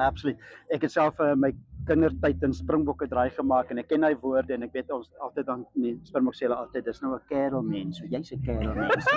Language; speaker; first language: Afrikaans; native; Afrikaans